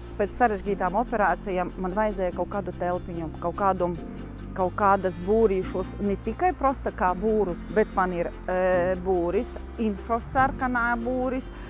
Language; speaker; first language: Latvian; non-native, local second language; Russian